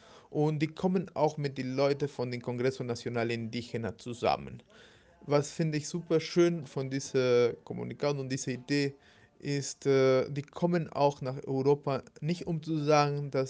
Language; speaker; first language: German; non-native, fluent; Spanish